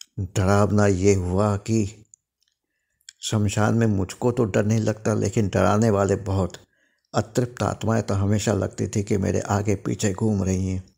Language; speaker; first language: Hindi; non-native, local second language; Bangla